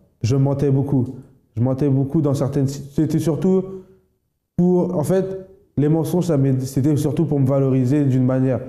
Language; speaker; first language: French; native; French